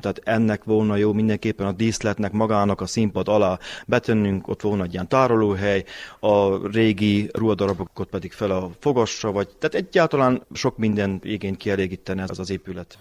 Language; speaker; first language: Hungarian; native; Hungarian